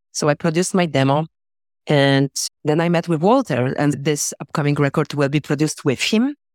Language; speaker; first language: English; non-native, fluent; Polish